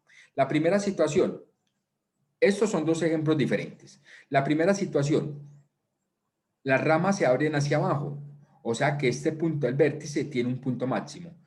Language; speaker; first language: Spanish; native; Spanish